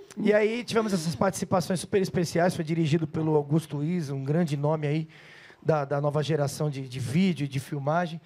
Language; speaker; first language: Portuguese; native; Portuguese